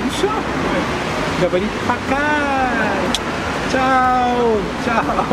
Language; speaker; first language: Russian; non-native, learner; Spanish